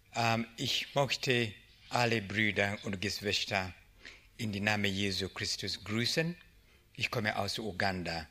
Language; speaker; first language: German; non-native, learner; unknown